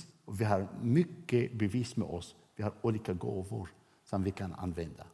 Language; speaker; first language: Swedish; non-native, fluent; Arabic